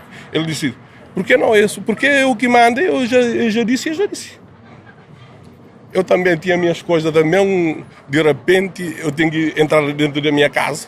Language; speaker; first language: Portuguese; non-native, local second language; Kabuverdianu